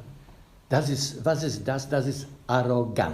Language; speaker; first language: German; non-native, fluent; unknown